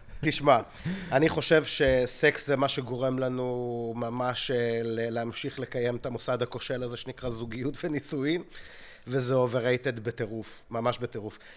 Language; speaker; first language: Hebrew; native; Hebrew